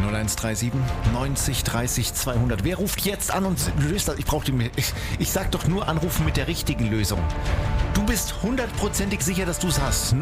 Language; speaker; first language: German; native; German